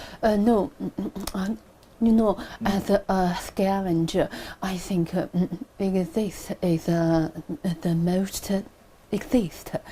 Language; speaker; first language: English; non-native, learner; Chinese